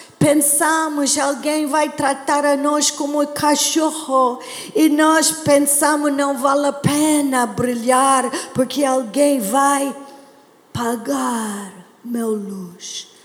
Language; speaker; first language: Portuguese; non-native, learner; English